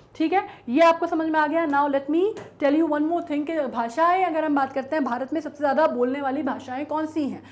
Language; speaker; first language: Hindi; native; Hindi